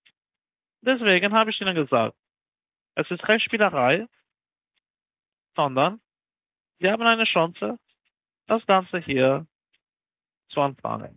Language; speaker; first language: German; non-native, learner; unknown